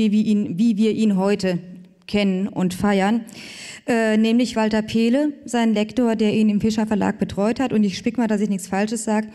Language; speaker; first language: German; native; German